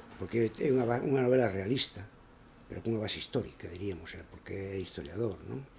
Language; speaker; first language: Galician; non-native, local second language; Catalan